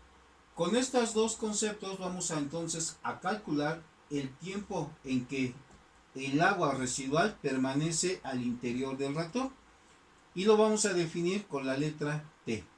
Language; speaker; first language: Spanish; native; Spanish